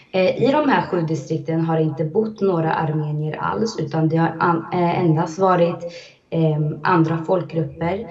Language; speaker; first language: Swedish; early bilingual, other home language; Azerbaijani